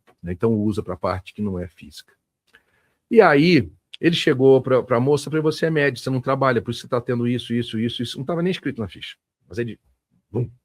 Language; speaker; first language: Portuguese; native; Portuguese